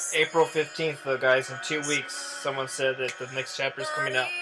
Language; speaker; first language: English; native; English